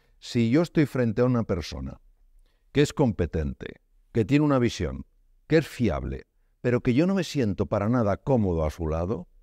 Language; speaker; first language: Spanish; native; Spanish